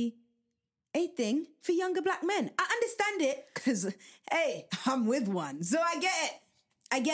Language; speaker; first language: English; native; English